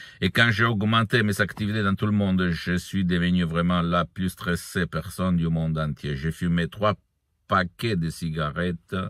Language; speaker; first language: French; non-native, fluent; Italian